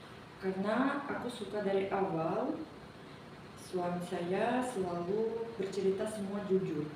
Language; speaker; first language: Indonesian; non-native, learner; Russian